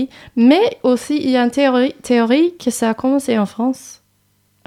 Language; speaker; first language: French; non-native, fluent; English